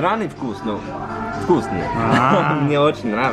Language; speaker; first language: Russian; non-native, learner; English